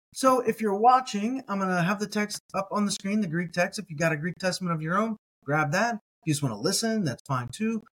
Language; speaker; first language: English; native; English